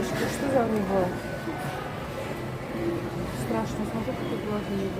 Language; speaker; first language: Russian; non-native, fluent; Azerbaijani